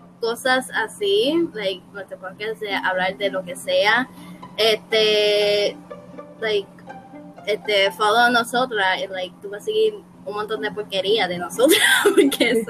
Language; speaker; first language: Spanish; early bilingual, heritage; Spanish